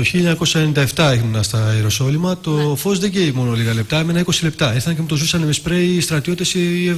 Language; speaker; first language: Greek; native; Greek